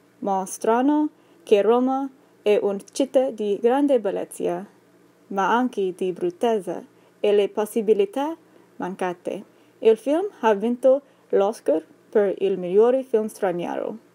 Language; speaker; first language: Italian; non-native, learner; English